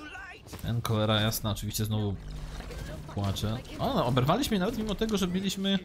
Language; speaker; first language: Polish; native; Polish